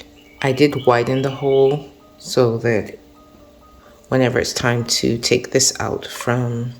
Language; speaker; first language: English; native; English